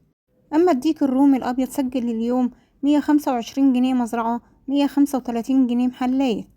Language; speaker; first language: Arabic; native; Arabic